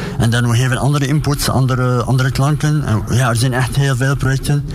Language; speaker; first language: Dutch; non-native, learner; Arabic